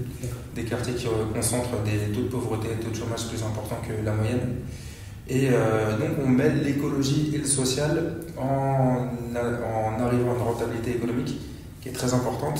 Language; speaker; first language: French; native; French